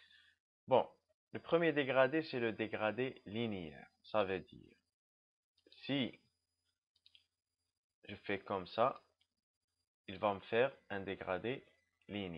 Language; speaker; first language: French; non-native, local second language; Arabic